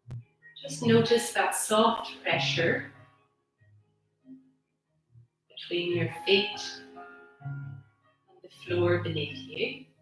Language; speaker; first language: English; native; English